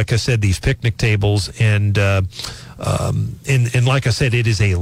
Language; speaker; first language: English; native; English